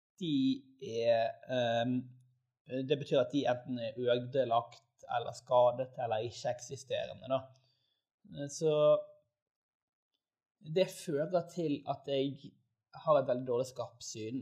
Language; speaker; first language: Norwegian; native; Norwegian